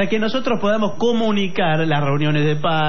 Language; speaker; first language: Spanish; native; Spanish